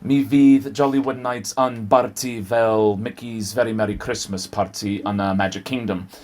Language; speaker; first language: Welsh; non-native, learner; English